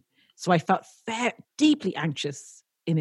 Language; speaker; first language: English; native; English